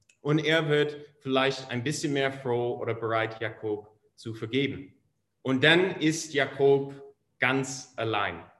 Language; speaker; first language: German; non-native, fluent; English